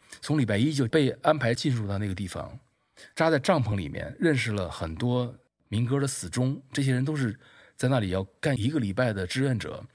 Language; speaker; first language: Chinese; native; Chinese